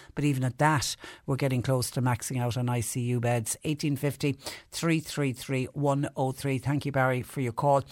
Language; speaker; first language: English; native; English